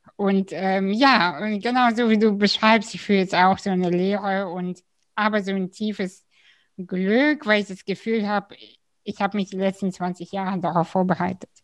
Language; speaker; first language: German; early bilingual, other home language; Russian